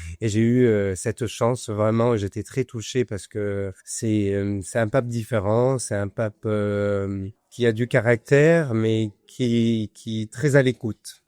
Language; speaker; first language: French; non-native, fluent; Arabic